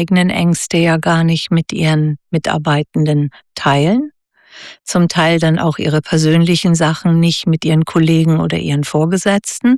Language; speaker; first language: German; native; German